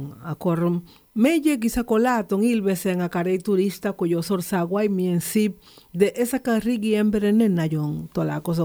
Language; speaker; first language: Hungarian; non-native, learner; Spanish